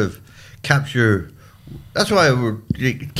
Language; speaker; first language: English; native; English